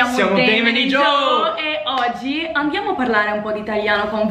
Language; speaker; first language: Italian; non-native, learner; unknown